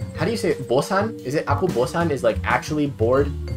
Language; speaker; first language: English; native; English